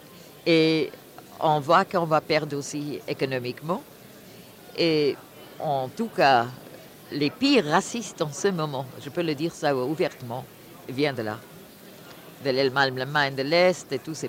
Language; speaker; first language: French; non-native, fluent; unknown